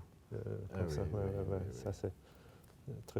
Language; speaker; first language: French; non-native, fluent; English